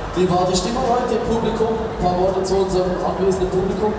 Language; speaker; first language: German; native; German